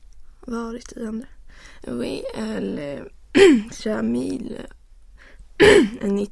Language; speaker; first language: French; non-native, learner; Swedish